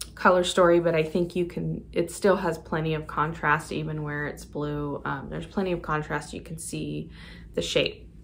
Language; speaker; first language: English; native; English